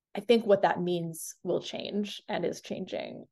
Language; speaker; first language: English; native; English